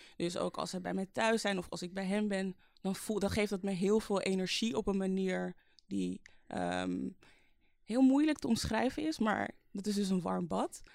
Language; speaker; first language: Dutch; early bilingual, other home language; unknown